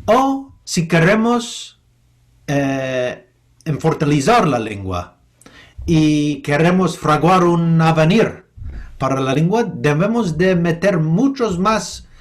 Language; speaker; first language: Spanish; non-native, fluent; English